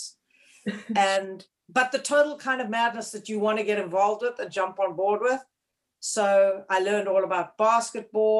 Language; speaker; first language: English; native; English